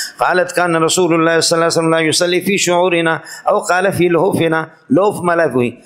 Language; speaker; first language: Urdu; non-native, local second language; Brahui